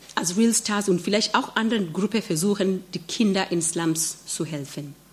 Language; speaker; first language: German; non-native, fluent; Swahili